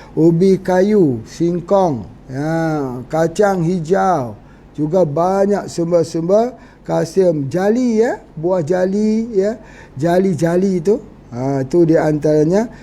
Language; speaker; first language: Malay; native; Malay